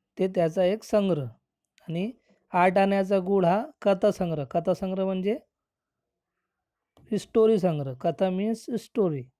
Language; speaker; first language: Marathi; non-native, local second language; Urdu